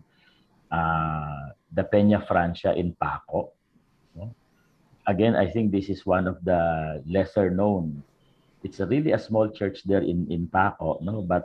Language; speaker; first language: English; non-native, local second language; Filipino